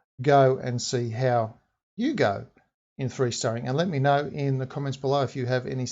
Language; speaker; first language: English; native; English